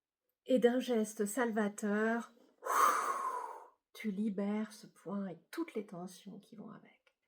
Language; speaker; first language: French; native; French